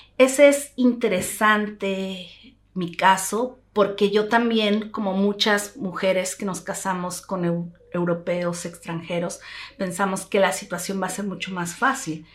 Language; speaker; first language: Spanish; native; Spanish